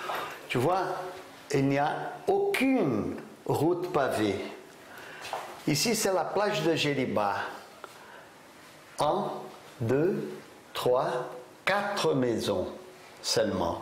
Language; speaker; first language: French; non-native, fluent; Portuguese